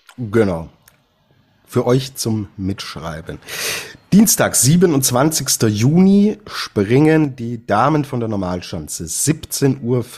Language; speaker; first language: German; native; German